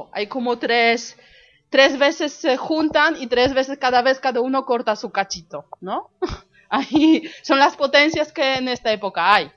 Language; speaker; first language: Spanish; non-native, fluent; Polish